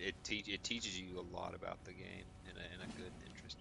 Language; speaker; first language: English; native; English